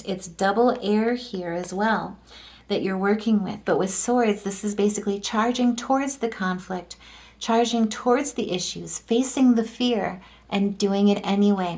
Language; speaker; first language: English; native; English